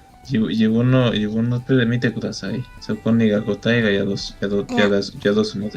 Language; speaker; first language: Japanese; non-native, learner; Spanish